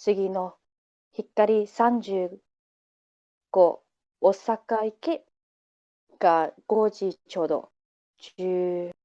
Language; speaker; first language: Japanese; non-native, learner; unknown